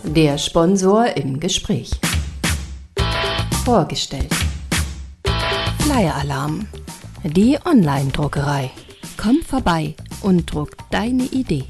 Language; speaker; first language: German; native; German